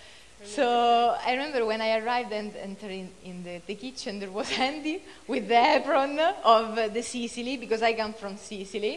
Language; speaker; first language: English; non-native, fluent; Italian